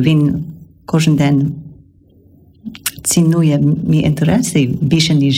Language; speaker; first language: Ukrainian; non-native, learner; English